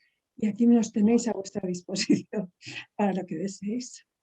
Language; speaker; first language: Spanish; native; Spanish